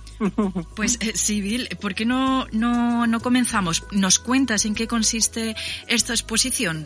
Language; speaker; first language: Spanish; native; Spanish